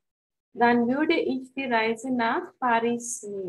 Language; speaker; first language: German; non-native, fluent; Hindi